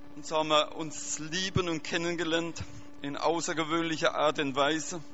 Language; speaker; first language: German; native; German